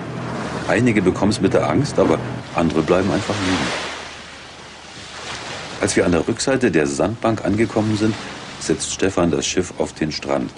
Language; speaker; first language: German; native; German